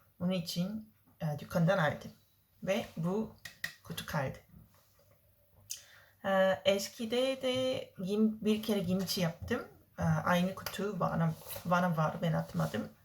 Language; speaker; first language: Turkish; non-native, learner; Korean